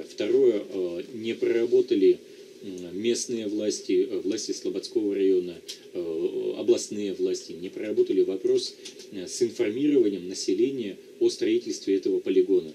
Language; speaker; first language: Russian; native; Russian